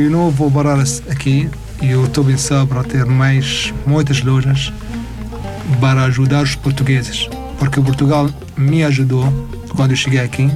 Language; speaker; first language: Portuguese; non-native, learner; Arabic